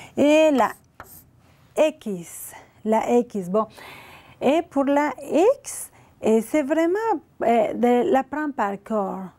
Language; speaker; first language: French; non-native, fluent; Spanish